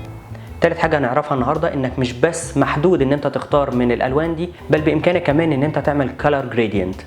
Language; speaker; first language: Arabic; native; Arabic